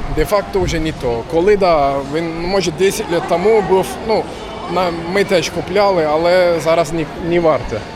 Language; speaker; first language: Ukrainian; non-native, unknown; Turkish